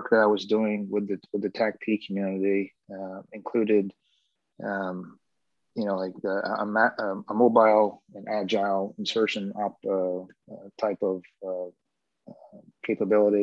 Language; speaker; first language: English; native; English